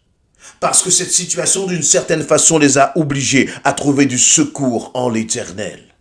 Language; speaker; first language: French; native; French